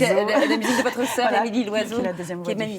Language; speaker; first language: French; native; French